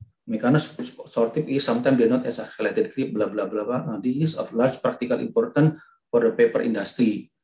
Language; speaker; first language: English; non-native, fluent; Indonesian